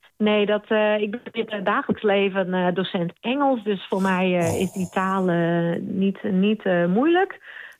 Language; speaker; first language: Dutch; non-native, local second language; Western Frisian